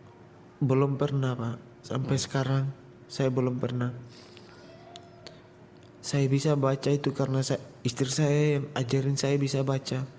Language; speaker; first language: Indonesian; non-native, local second language; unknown